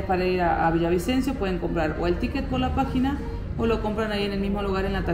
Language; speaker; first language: Spanish; native; Spanish